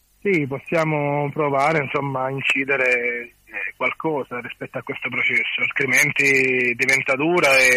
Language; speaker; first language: Italian; native; Italian